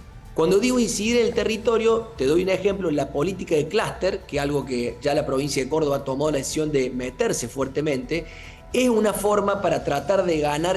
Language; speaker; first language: Spanish; native; Spanish